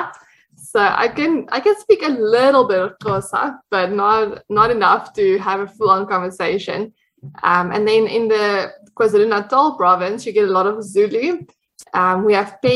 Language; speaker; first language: English; non-native, local second language; Afrikaans